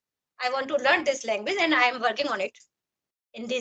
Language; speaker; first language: English; non-native, learner; Hindi